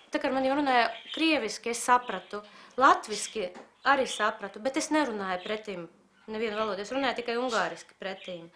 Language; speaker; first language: Latvian; early bilingual, other home language; Russian